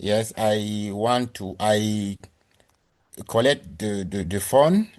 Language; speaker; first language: English; non-native, learner; French